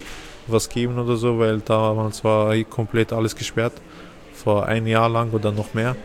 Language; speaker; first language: German; non-native, fluent; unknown